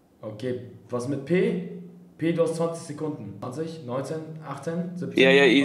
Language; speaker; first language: German; native; German